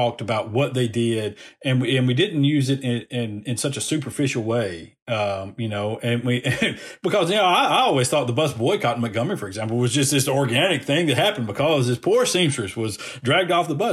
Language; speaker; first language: English; native; English